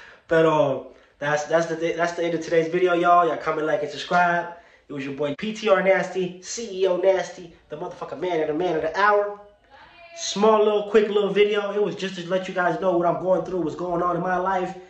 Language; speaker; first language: English; early bilingual, other home language; Spanish